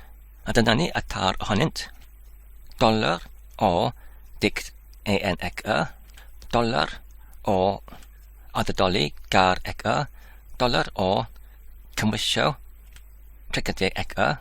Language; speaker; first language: Welsh; non-native, learner; English